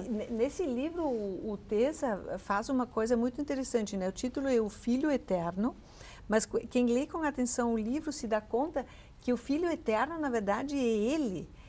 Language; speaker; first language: Portuguese; non-native, fluent; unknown